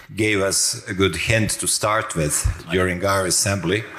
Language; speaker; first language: English; non-native, fluent; Croatian